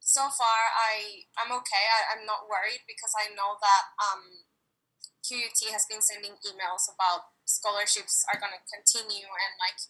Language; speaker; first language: English; non-native, fluent; Spanish